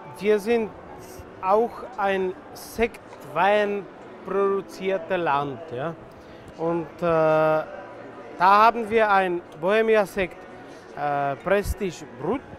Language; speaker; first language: German; non-native, fluent; Czech